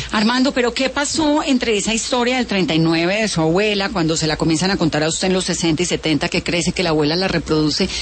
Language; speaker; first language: Spanish; native; Spanish